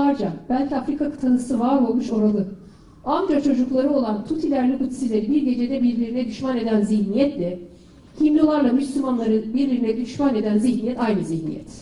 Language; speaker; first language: Turkish; native; Turkish